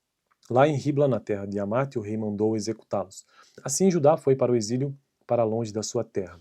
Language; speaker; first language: Portuguese; native; Portuguese